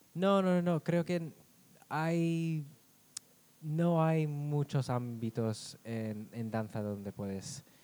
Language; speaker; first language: Spanish; non-native, fluent; English